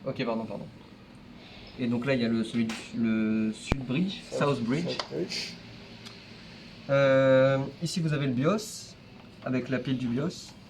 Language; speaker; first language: French; native; French